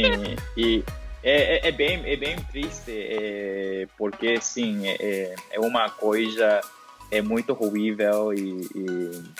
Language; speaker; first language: Portuguese; non-native, learner; Spanish